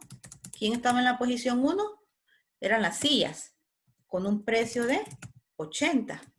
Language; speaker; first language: Spanish; native; Spanish